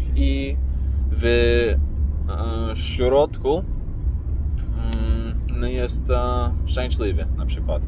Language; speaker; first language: Polish; non-native, learner; English